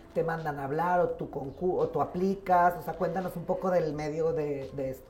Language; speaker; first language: Spanish; native; Spanish